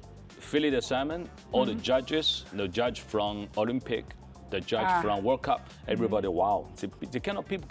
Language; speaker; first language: English; non-native, fluent; Chinese